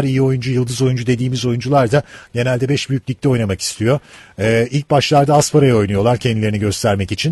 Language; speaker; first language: Turkish; native; Turkish